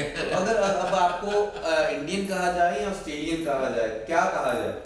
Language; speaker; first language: Hindi; native; Hindi